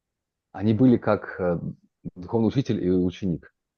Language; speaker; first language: Russian; native; Russian